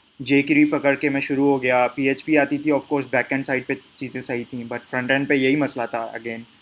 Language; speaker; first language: Urdu; native; Urdu